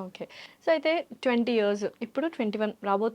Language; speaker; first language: Telugu; native; Telugu